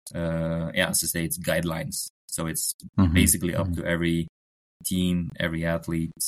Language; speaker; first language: English; non-native, fluent; Norwegian